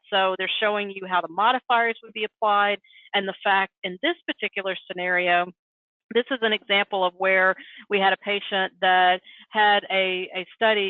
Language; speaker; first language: English; native; English